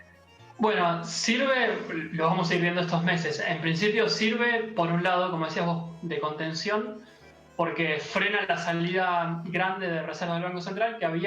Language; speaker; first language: Spanish; native; Spanish